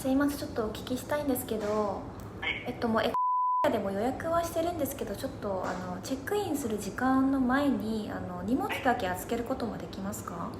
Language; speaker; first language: Japanese; non-native, fluent; Korean